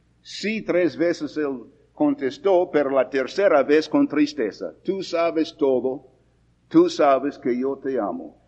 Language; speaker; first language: Spanish; non-native, fluent; English